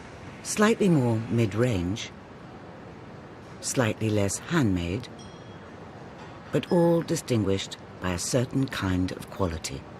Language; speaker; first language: English; native; English